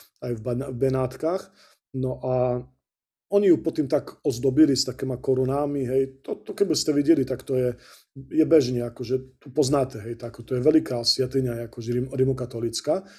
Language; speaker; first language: Slovak; native; Slovak